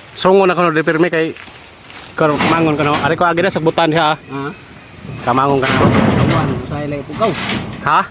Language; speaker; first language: Filipino; non-native, local second language; Cebuano